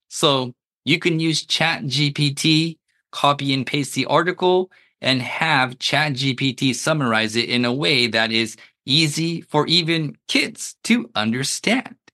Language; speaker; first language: English; early bilingual, other home language; Japanese